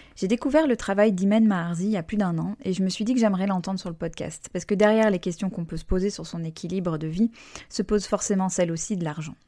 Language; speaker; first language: French; early bilingual, heritage; French